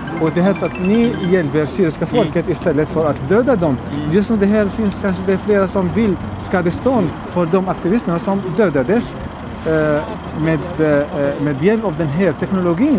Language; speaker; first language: Swedish; non-native, fluent; Arabic